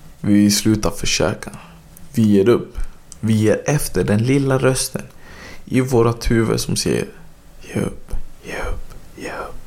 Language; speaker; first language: Swedish; early bilingual, other home language; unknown